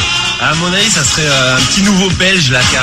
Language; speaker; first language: French; native; French